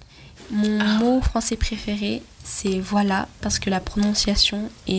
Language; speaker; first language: French; non-native, learner; Swedish